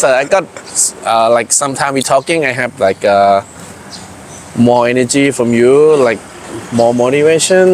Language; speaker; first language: English; non-native, learner; Thai